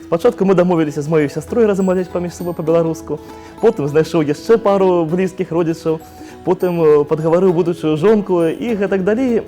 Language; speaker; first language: Belarusian; non-native, local second language; Russian